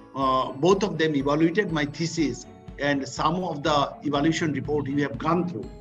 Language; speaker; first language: English; non-native, local second language; Bangla